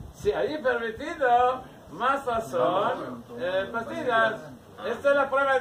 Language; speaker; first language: Spanish; non-native, learner; Hebrew